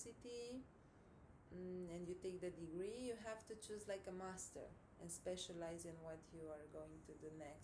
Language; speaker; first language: English; non-native, fluent; Romanian